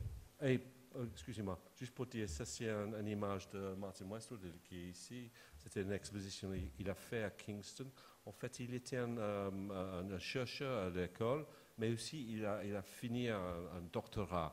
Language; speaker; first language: French; non-native, fluent; English